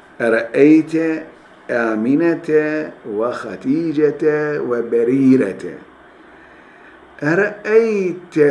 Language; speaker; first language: Arabic; non-native, fluent; Turkish